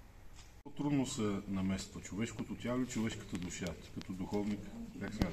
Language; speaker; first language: Bulgarian; native; Bulgarian